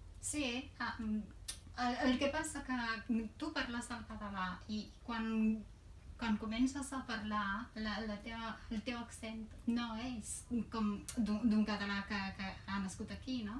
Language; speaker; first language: Catalan; non-native, fluent; Romanian